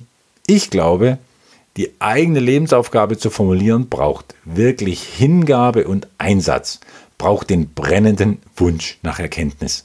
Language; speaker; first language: German; native; German